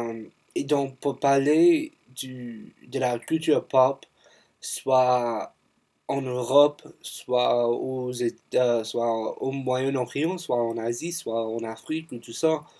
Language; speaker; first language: French; non-native, fluent; English